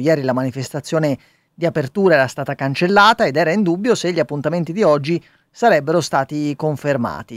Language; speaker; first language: Italian; native; Italian